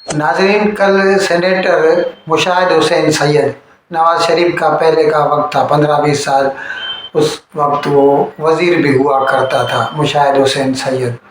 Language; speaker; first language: Urdu; non-native, local second language; Sindhi